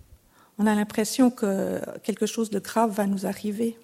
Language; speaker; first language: French; native; French